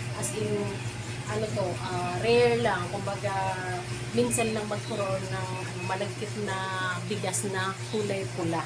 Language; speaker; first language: Filipino; non-native, local second language; Waray